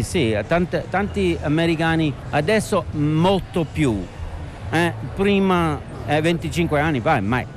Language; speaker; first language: Italian; non-native, learner; English